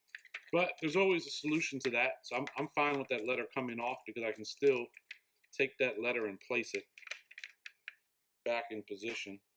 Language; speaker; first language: English; native; English